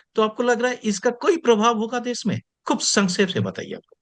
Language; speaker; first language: Hindi; non-native, local second language; Bangla